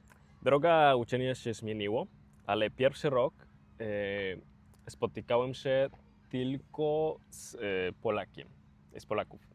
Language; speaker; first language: Polish; non-native, learner; Spanish